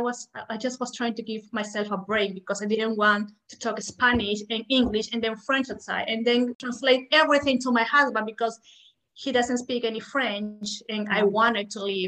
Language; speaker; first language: English; non-native, fluent; Spanish